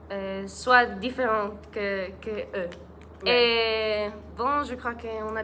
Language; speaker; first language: French; non-native, learner; Spanish